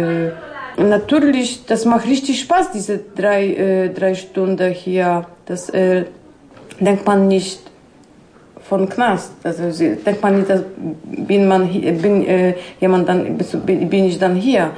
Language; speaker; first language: German; non-native, learner; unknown